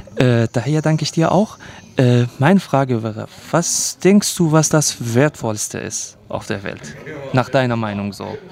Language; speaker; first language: German; early bilingual, other home language; Kurdish